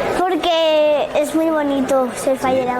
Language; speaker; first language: Spanish; native; Spanish